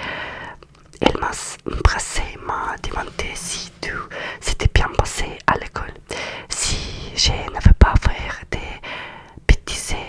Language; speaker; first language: French; non-native, learner; Russian